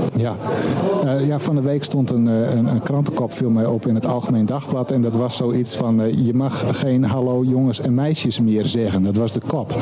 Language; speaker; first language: Dutch; non-native, local second language; Western Frisian